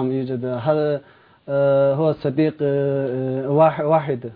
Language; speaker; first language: Arabic; non-native, learner; Chinese